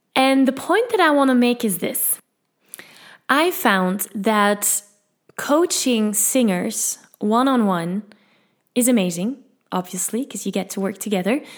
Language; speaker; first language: English; non-native, fluent; Dutch